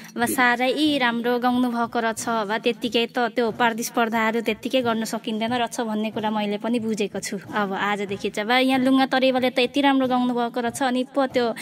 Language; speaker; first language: Nepali; non-native, local second language; Limbu